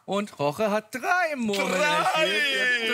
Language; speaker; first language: German; native; German